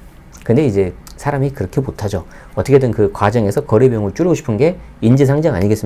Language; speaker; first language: Korean; native; Korean